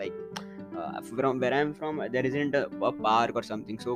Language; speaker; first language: English; non-native, local second language; Hindi